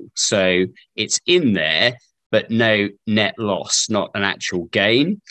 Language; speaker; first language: English; native; English